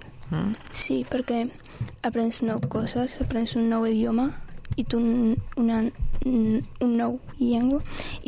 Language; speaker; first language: Catalan; non-native, learner; Arabic